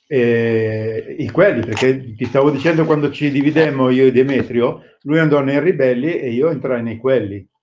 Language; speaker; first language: Italian; native; Italian